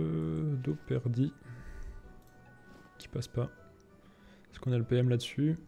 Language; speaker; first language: French; native; French